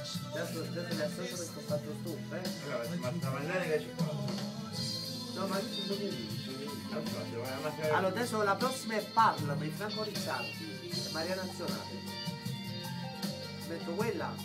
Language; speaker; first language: Italian; native; Italian